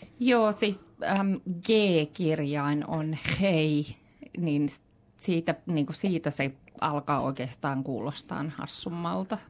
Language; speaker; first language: Finnish; native; Finnish